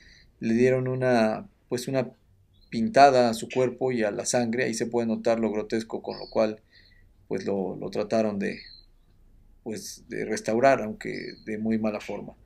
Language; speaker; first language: Spanish; native; Spanish